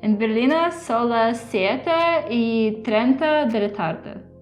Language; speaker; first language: Spanish; non-native, learner; Russian